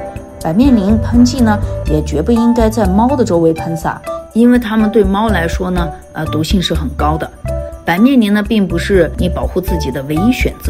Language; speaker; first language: Chinese; native; Chinese